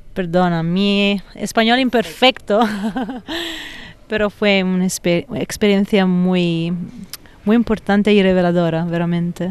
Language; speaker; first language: Spanish; non-native, fluent; Italian